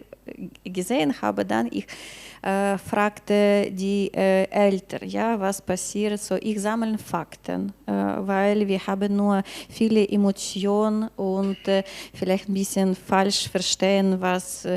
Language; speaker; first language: German; non-native, learner; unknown